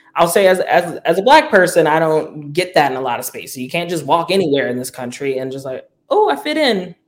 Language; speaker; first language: English; native; English